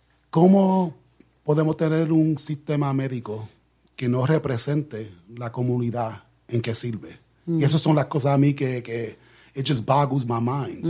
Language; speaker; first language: Spanish; early bilingual, heritage; Spanish